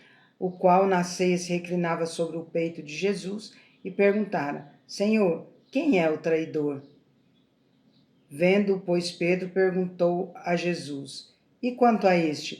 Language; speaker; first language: Portuguese; native; Portuguese